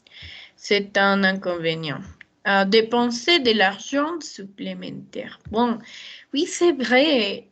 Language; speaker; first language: French; non-native, learner; Spanish